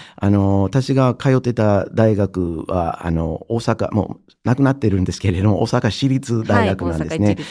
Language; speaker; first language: Japanese; non-native, fluent; English